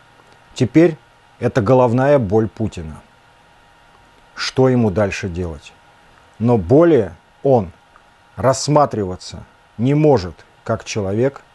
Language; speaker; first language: Russian; native; Russian